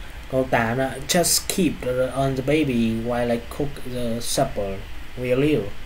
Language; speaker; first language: English; non-native, fluent; Vietnamese